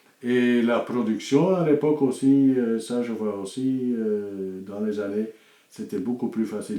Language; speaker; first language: French; non-native, fluent; Dutch